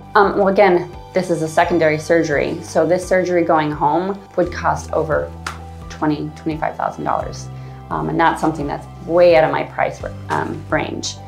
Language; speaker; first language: English; native; English